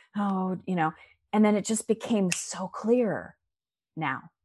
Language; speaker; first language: English; native; English